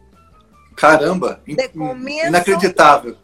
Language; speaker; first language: Portuguese; native; Portuguese